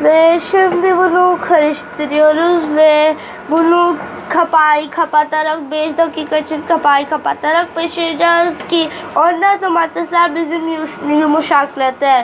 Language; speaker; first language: Turkish; non-native, learner; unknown